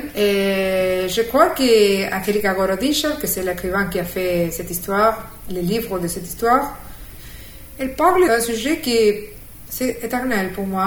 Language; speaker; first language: French; non-native, fluent; Spanish